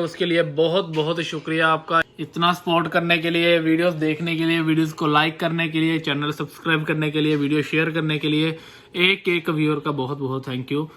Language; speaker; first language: Hindi; non-native, local second language; Punjabi